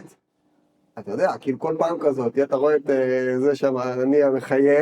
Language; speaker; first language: Hebrew; native; Hebrew